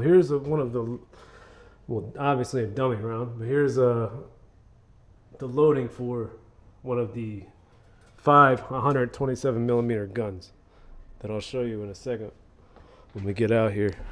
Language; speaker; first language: English; native; English